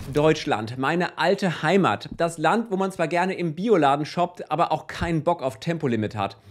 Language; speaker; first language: German; native; German